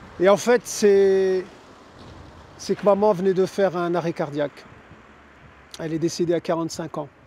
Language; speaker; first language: French; early bilingual, other home language; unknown